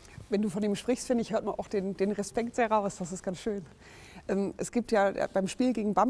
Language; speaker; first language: German; native; German